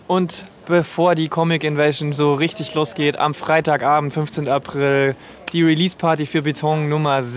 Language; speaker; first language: German; native; German